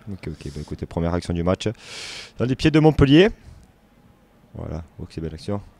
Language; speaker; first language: French; native; French